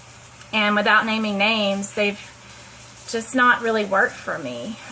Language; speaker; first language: English; native; English